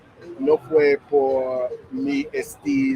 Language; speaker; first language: Spanish; non-native, learner; English